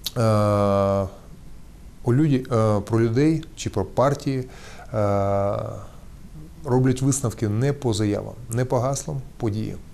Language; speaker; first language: Ukrainian; non-native, local second language; Russian